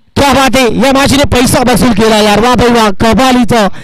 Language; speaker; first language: Hindi; non-native, local second language; Marathi